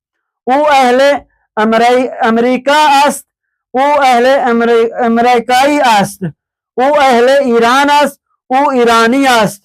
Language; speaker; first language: Persian; non-native, fluent; Urdu